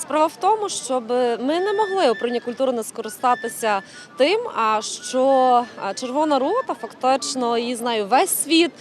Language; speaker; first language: Ukrainian; native; Ukrainian